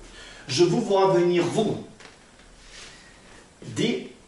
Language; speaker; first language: French; non-native, learner; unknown